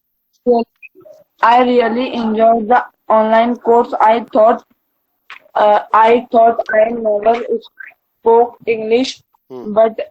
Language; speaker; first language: English; non-native, learner; Hindi